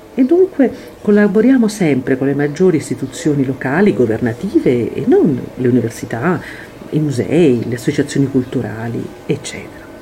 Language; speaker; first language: Italian; native; Italian